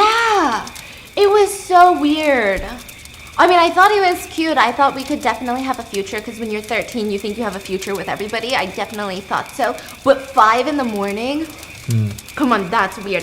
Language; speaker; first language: English; native; English